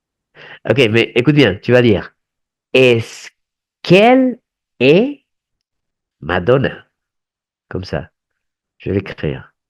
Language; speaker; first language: French; non-native, fluent; Spanish